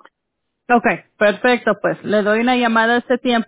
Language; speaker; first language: Spanish; early bilingual, heritage; English